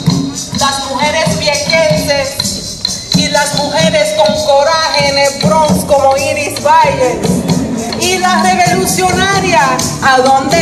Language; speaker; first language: Spanish; early bilingual, heritage; Spanish